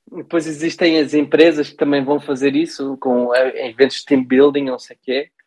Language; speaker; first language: Portuguese; early bilingual, heritage; Portuguese